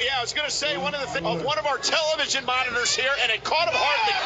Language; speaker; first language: English; native; English